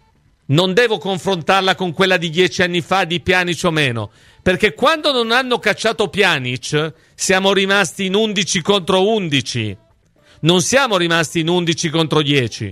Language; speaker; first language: Italian; native; Italian